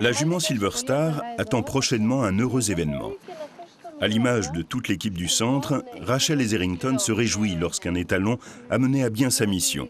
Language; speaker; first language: French; native; French